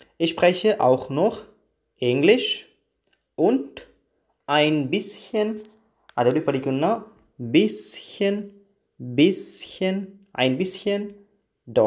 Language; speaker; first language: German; non-native, learner; Tamil